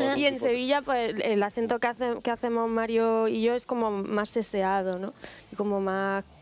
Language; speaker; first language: Spanish; native; Spanish